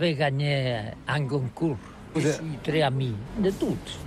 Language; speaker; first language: French; non-native, learner; Catalan